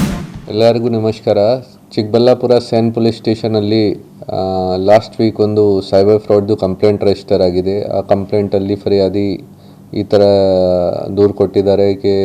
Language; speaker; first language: Kannada; non-native, local second language; Hindi